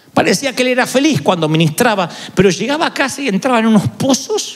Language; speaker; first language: Spanish; native; Spanish